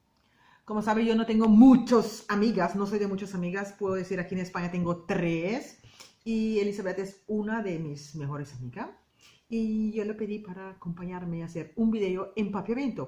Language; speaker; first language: Spanish; non-native, fluent; Papiamento